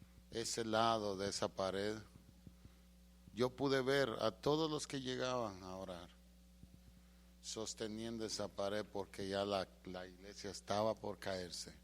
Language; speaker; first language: Spanish; native; Spanish